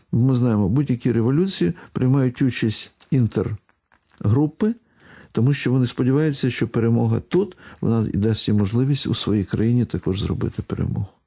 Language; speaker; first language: Ukrainian; non-native, local second language; Russian